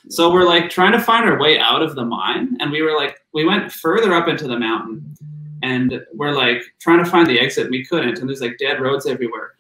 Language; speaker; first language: English; native; English